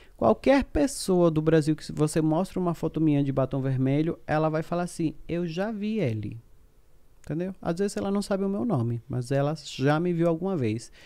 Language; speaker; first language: Portuguese; non-native, fluent; Spanish